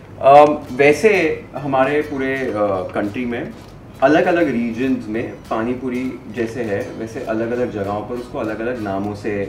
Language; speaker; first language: Hindi; non-native, local second language; Punjabi